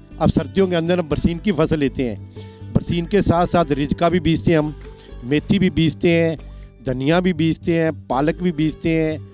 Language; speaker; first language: Hindi; non-native, local second language; Punjabi